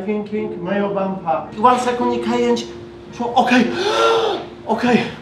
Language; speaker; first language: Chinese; non-native, learner; Polish